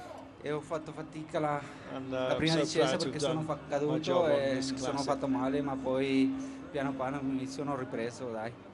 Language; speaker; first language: Italian; non-native, fluent; Spanish